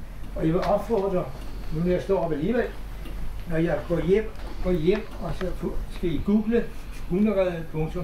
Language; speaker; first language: Danish; native; Danish